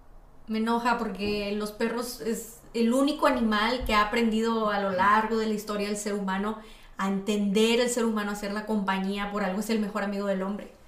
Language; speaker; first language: Spanish; native; Spanish